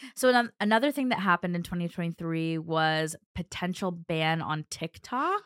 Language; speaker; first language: English; early bilingual, other home language; Telugu